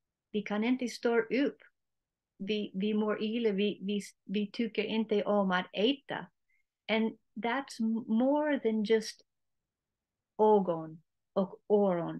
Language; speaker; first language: Swedish; non-native, learner; English